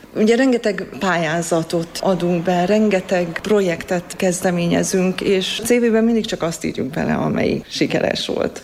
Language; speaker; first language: Hungarian; native; Hungarian